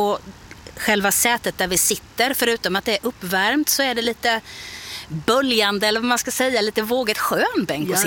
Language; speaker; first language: Swedish; native; Swedish